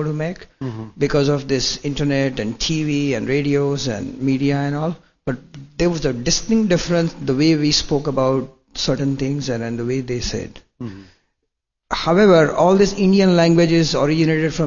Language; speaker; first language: English; non-native, local second language; Gujarati